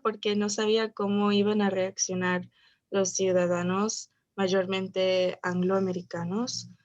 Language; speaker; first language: Spanish; early bilingual, heritage; Spanish